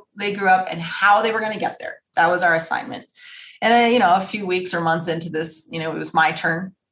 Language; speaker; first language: English; native; English